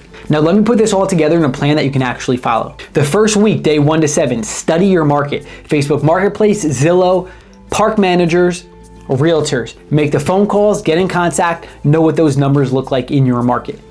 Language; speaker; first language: English; native; English